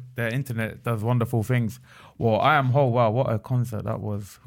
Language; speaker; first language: English; native; English